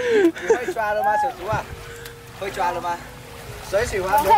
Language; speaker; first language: Chinese; non-native, learner; Vietnamese